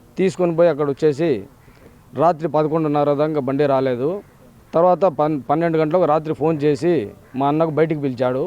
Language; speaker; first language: Telugu; native; Telugu